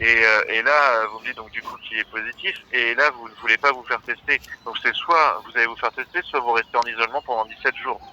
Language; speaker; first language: French; native; French